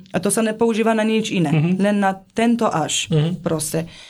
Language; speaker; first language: Slovak; non-native, fluent; Persian